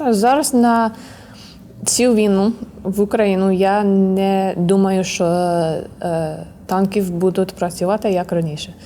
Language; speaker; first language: Ukrainian; non-native, learner; English